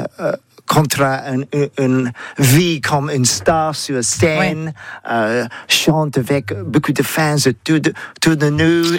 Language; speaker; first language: French; non-native, learner; English